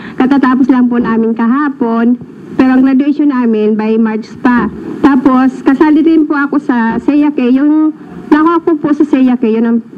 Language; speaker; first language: Filipino; native; Filipino